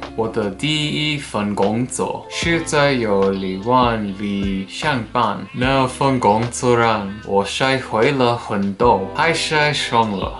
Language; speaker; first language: Chinese; non-native, learner; Vietnamese